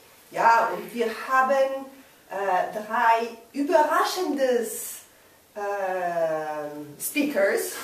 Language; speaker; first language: German; non-native, local second language; French